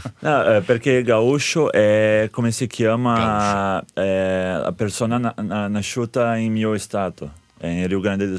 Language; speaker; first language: Italian; non-native, fluent; Portuguese